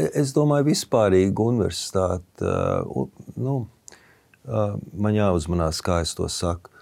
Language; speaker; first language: Latvian; early bilingual, heritage; Latvian